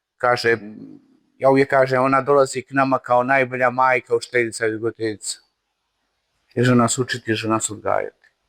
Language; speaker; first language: Croatian; native; Croatian